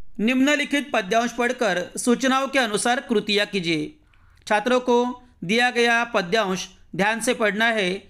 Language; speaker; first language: Hindi; non-native, local second language; Marathi